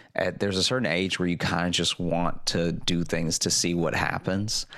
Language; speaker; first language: English; native; English